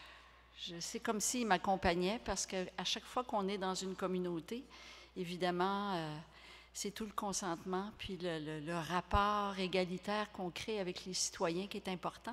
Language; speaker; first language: French; native; French